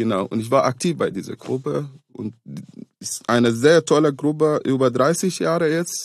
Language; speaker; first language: German; non-native, fluent; Arabic